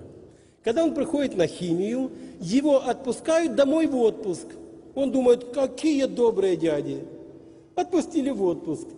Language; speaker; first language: Russian; native; Russian